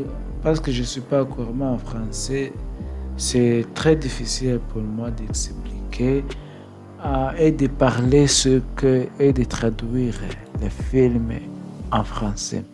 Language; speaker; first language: French; non-native, learner; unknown